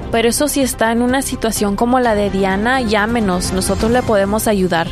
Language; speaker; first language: Spanish; early bilingual, heritage; Spanish